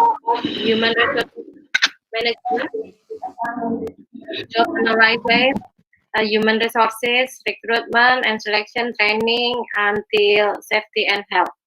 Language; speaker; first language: English; non-native, learner; Indonesian